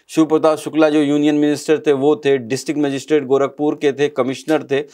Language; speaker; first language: Hindi; native; Hindi